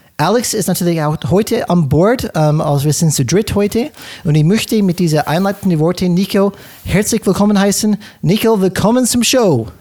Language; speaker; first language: German; non-native, fluent; English